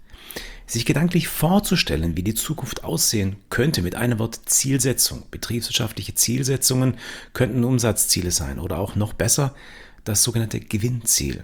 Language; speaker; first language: German; native; German